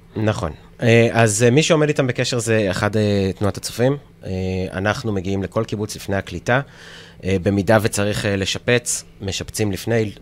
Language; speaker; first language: Hebrew; native; Hebrew